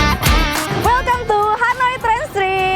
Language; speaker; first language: English; non-native, learner; Indonesian